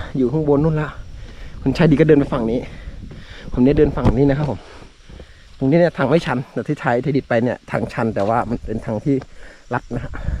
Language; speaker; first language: Thai; non-native, local second language; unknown